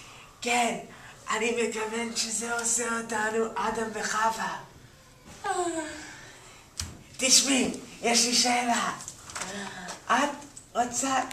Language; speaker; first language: Hebrew; non-native, learner; English